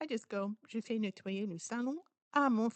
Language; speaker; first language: French; non-native, fluent; English